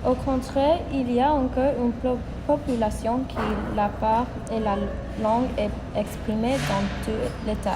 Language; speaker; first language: French; non-native, learner; English